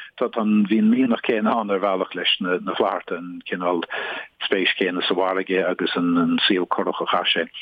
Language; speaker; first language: Irish; native; Irish